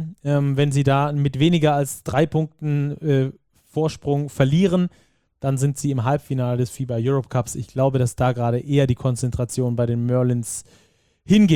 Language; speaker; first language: German; native; German